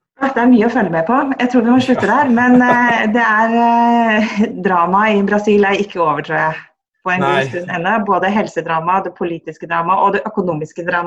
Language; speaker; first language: Norwegian; native; Norwegian